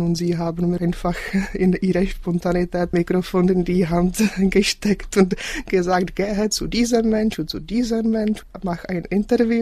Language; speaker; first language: German; non-native, fluent; Czech